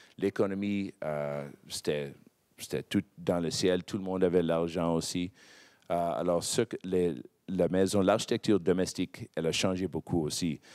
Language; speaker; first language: French; non-native, local second language; English